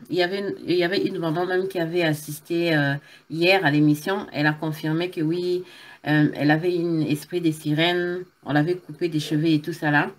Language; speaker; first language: French; non-native, local second language; Lingala